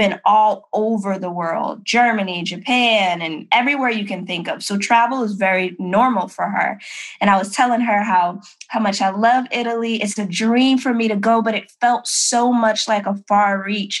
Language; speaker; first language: English; native; English